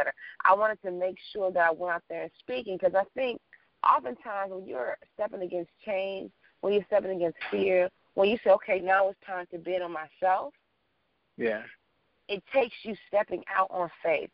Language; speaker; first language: English; native; English